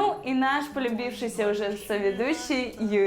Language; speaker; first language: Russian; native; Russian